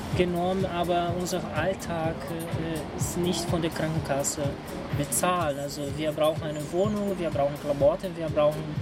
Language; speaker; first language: German; non-native, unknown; Portuguese